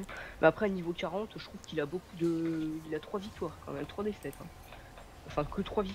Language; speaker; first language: French; native; French